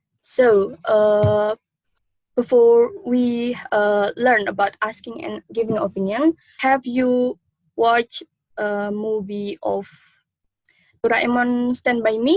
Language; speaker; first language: English; non-native, learner; Indonesian